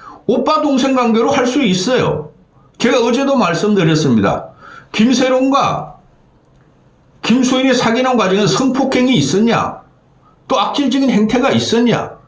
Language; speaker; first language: Korean; native; Korean